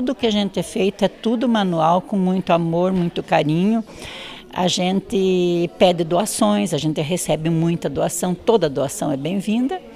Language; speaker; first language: Portuguese; native; Portuguese